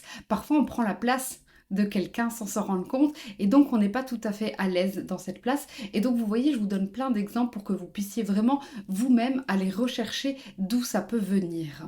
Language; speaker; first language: French; native; French